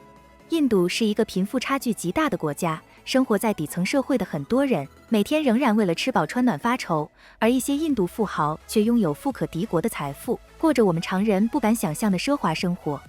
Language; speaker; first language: Chinese; native; Chinese